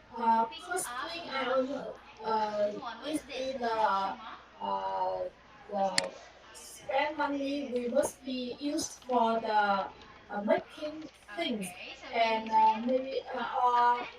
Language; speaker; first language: English; non-native, learner; Vietnamese